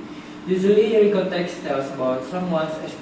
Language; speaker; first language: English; non-native, learner; Indonesian